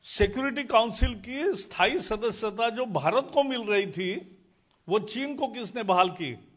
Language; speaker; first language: Hindi; non-native, local second language; Marathi